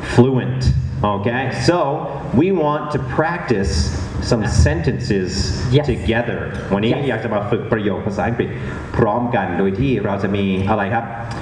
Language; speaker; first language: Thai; non-native, fluent; English